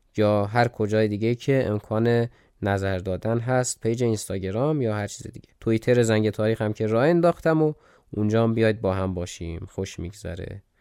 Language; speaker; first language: Persian; non-native, local second language; Azerbaijani